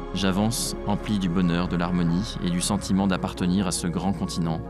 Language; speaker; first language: French; native; French